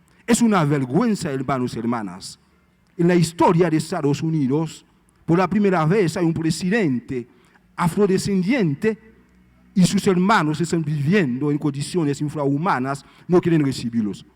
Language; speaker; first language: Spanish; non-native, fluent; Haitian Creole